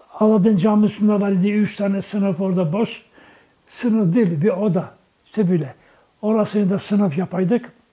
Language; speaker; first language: Turkish; native; Turkish